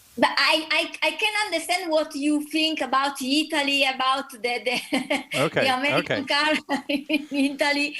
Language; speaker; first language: English; non-native, learner; Italian